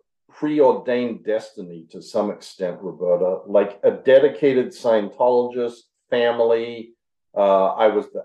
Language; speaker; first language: English; native; English